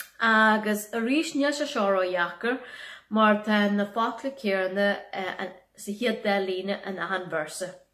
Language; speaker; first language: Irish; native; Irish